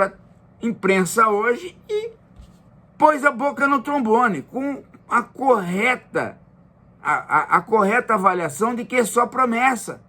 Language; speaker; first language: Portuguese; native; Portuguese